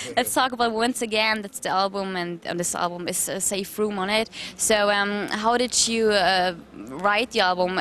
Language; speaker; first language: English; non-native, fluent; German